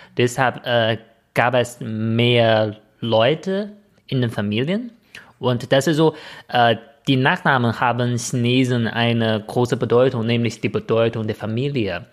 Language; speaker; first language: German; non-native, fluent; Chinese